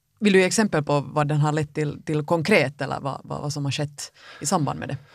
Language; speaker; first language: Swedish; native; Swedish